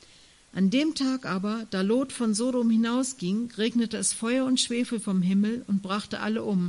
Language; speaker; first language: German; native; German